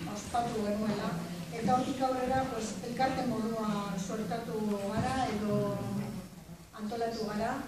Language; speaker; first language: Basque; non-native, local second language; Spanish